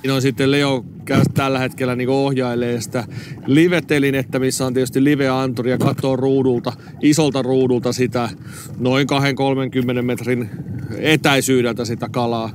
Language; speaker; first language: Finnish; native; Finnish